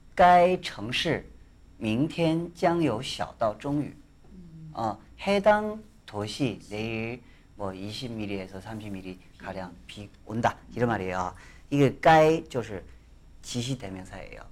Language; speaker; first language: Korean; non-native, fluent; Chinese